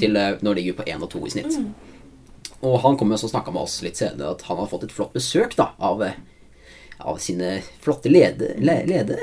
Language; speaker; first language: Norwegian; native; Norwegian